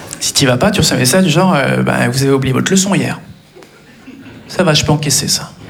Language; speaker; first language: French; native; French